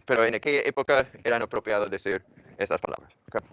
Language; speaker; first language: Spanish; non-native, fluent; English